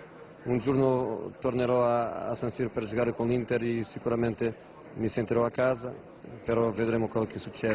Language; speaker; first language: Italian; non-native, fluent; Portuguese